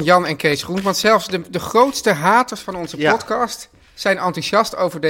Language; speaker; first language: Dutch; native; Dutch